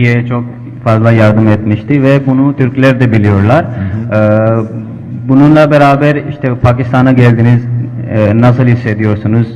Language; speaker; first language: Turkish; non-native, local second language; Urdu